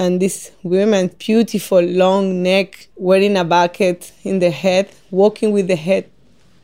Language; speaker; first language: English; non-native, fluent; Spanish